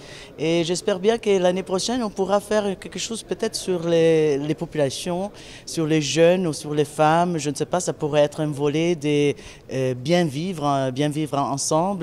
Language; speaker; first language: French; non-native, fluent; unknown